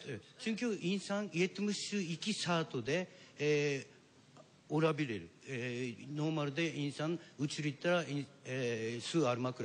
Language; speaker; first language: Turkish; non-native, learner; Japanese